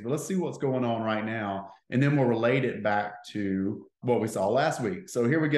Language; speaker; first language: English; native; English